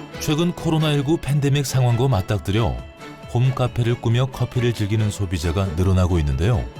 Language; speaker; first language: Korean; native; Korean